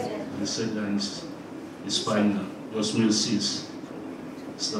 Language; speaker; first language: Spanish; non-native, learner; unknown